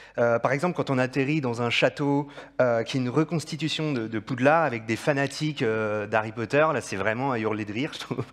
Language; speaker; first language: French; native; French